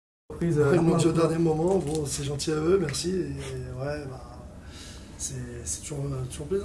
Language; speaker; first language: French; native; French